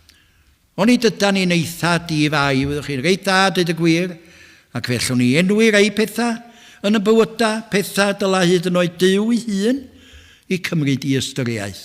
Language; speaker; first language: Welsh; native; Welsh